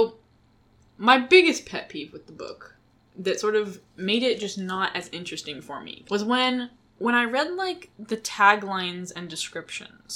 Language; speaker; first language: English; native; English